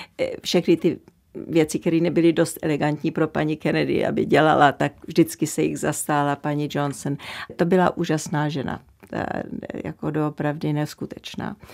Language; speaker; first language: Czech; early bilingual, heritage; Czech